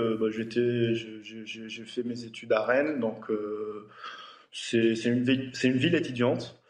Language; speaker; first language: French; non-native, local second language; Arabic